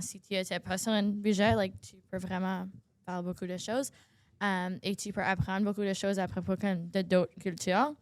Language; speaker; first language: French; non-native, local second language; English